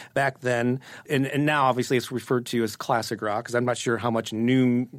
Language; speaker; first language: English; native; English